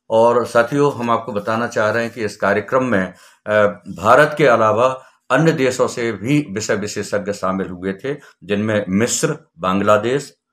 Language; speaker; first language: Hindi; native; Hindi